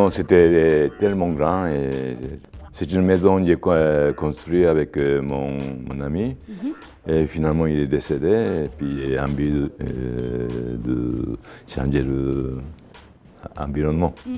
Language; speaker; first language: French; non-native, fluent; Japanese